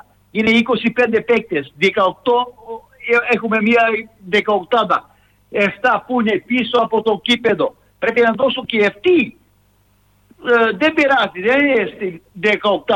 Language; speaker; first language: Greek; non-native, fluent; Serbian